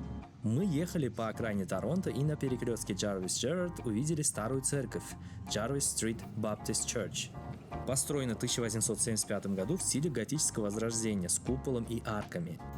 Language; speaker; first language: Russian; native; Russian